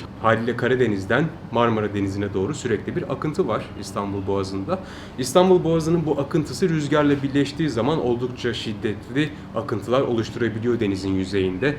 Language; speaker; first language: Turkish; native; Turkish